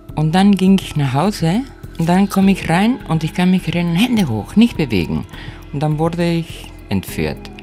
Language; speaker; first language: German; non-native, fluent; Spanish